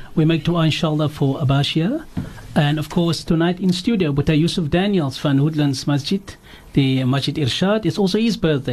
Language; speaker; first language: English; native; English